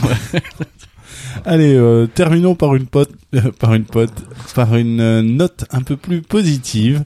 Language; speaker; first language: French; native; French